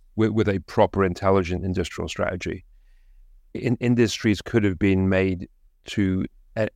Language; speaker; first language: English; native; English